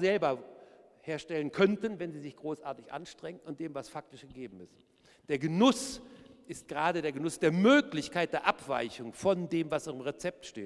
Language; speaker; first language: German; native; German